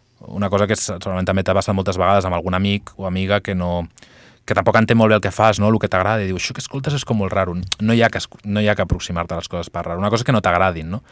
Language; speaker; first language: Catalan; non-native, local second language; Spanish